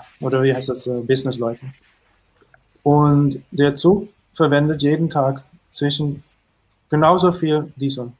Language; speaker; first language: German; non-native, fluent; Dutch